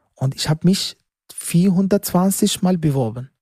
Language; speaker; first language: German; non-native, fluent; Arabic